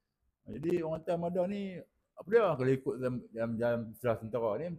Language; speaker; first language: Malay; native; Malay